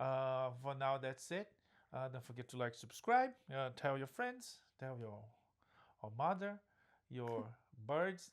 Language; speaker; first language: English; non-native, fluent; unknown